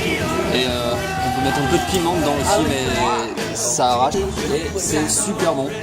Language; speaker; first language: French; native; French